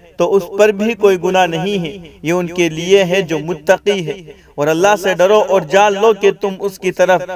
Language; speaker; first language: Urdu; native; Urdu